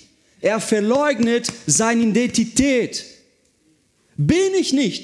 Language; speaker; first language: German; non-native, fluent; Portuguese